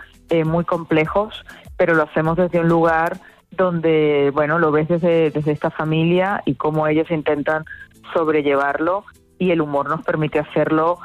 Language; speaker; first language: Spanish; native; Spanish